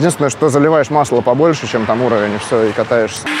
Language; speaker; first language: Russian; native; Russian